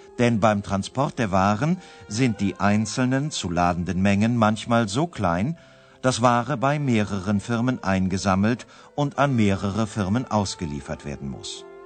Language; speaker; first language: German; native; German